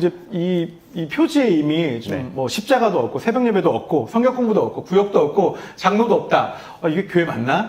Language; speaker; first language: Korean; native; Korean